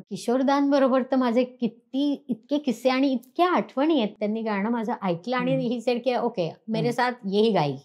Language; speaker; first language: Marathi; native; Marathi